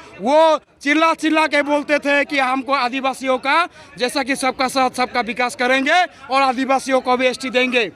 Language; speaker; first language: Hindi; non-native, local second language; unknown